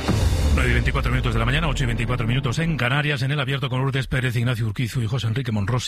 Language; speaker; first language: Spanish; native; Spanish